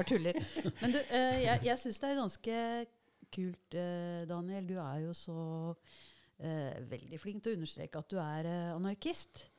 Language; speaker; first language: Norwegian; native; Norwegian